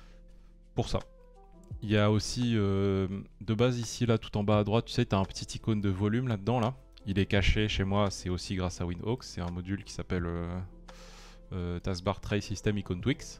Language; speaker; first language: French; native; French